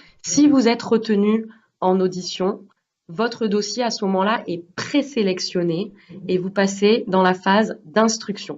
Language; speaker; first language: French; native; French